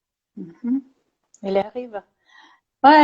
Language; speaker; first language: French; non-native, learner; Russian